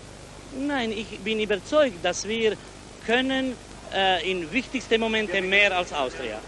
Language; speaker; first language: German; non-native, learner; Croatian